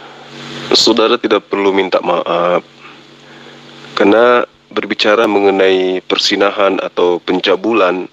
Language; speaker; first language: Indonesian; native; Indonesian